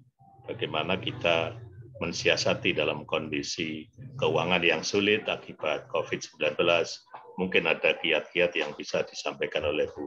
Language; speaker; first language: Indonesian; native; Indonesian